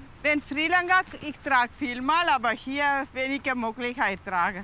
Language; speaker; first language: German; non-native, learner; Tamil